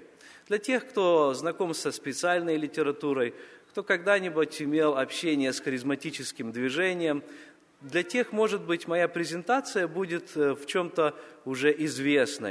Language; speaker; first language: Russian; native; Russian